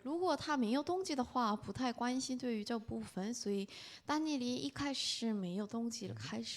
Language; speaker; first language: Chinese; non-native, fluent; Korean